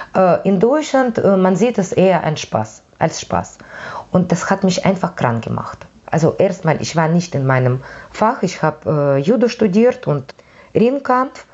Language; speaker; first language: German; non-native, fluent; Russian